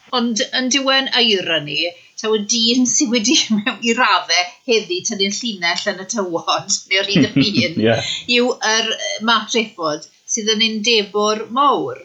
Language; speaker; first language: Welsh; native; Welsh